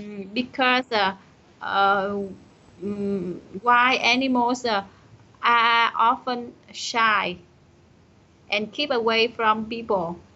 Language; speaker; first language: English; non-native, learner; Vietnamese